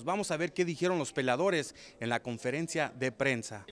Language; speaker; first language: Spanish; native; Spanish